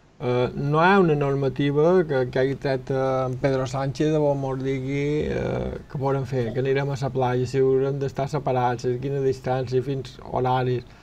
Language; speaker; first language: Catalan; native; Catalan